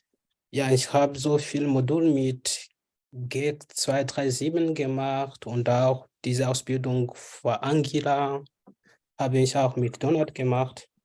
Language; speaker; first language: German; non-native, fluent; French